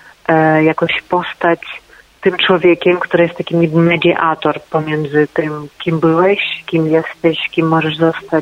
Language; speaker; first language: Polish; non-native, fluent; Ukrainian